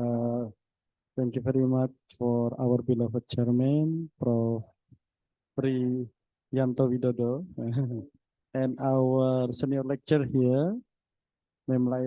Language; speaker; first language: English; non-native, learner; Indonesian